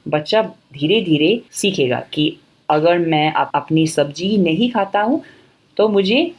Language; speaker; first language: Hindi; non-native, fluent; English